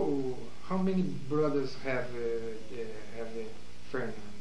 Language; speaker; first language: English; non-native, learner; Portuguese